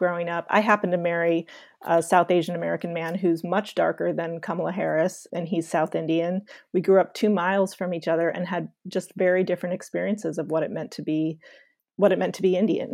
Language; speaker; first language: English; native; English